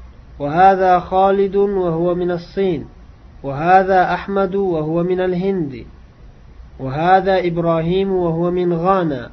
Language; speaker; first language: Arabic; non-native, fluent; Uzbek